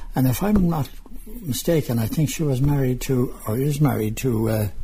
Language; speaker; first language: English; native; English